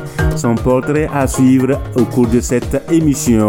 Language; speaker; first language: French; non-native, local second language; Mossi